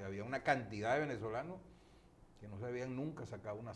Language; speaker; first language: Spanish; native; Spanish